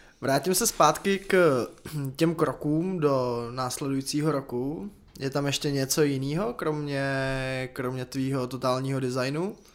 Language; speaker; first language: Czech; native; Czech